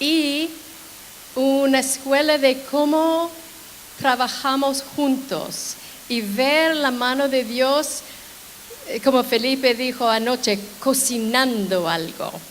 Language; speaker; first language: Spanish; non-native, fluent; English